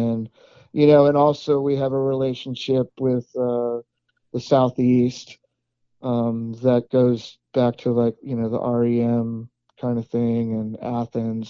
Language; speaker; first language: English; native; English